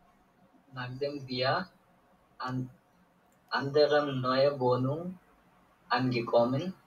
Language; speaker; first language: German; non-native, learner; Bangla